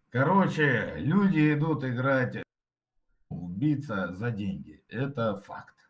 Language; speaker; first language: Russian; native; Russian